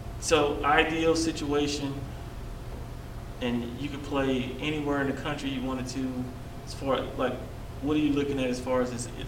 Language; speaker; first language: English; native; English